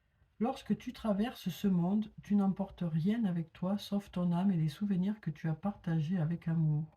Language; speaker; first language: French; native; French